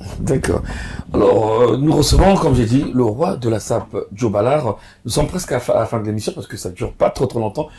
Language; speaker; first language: French; non-native, local second language; Lingala